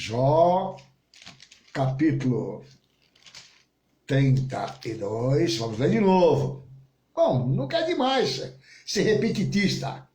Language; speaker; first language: Portuguese; native; Portuguese